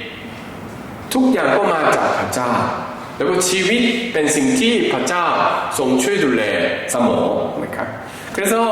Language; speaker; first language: Thai; non-native, fluent; Korean